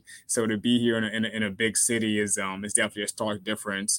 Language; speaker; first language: English; native; English